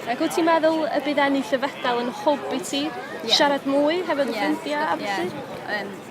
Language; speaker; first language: Welsh; native; Welsh